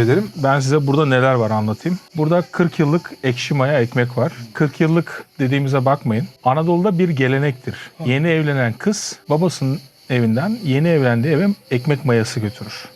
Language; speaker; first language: Turkish; native; Turkish